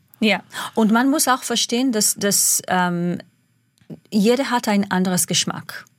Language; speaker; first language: German; non-native, fluent; Hebrew